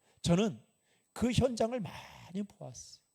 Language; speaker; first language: Korean; native; Korean